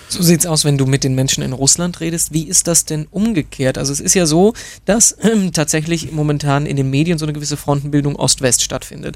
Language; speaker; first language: German; native; German